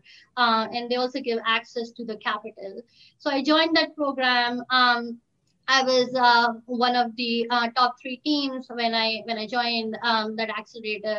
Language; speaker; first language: English; non-native, local second language; Hindi